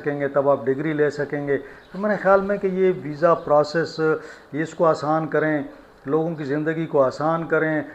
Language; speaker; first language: Urdu; native; Urdu